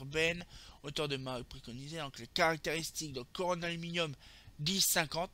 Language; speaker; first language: French; native; French